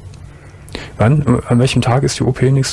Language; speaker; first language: German; native; German